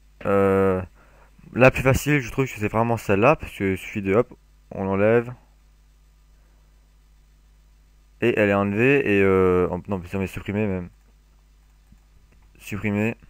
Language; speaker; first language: French; native; French